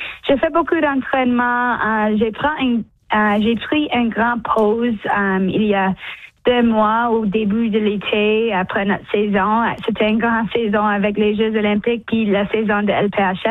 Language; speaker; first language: French; early bilingual, heritage; English